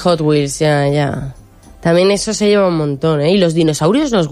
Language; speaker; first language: Spanish; native; Spanish